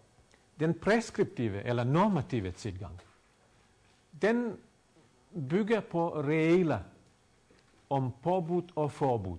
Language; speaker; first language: Danish; non-native, fluent; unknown